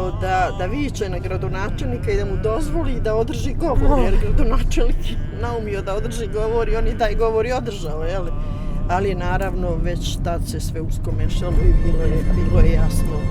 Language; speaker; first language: Bosnian; native; Bosnian